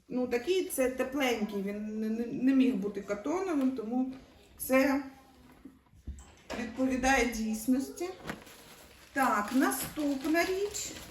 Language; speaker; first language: Ukrainian; native; Ukrainian